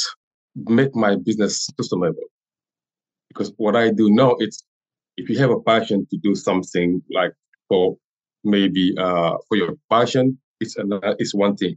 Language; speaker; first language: English; non-native, learner; French